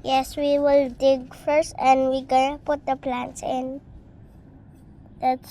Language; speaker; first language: English; non-native, local second language; Filipino